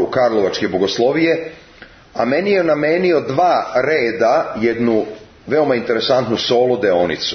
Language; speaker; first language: Serbian; native; Serbian